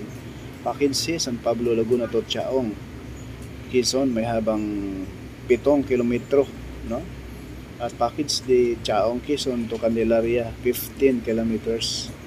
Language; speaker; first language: Filipino; native; Filipino